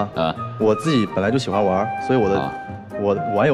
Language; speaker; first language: Chinese; native; Chinese